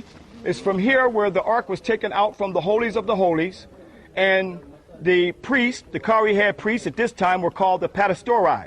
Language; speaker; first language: English; native; English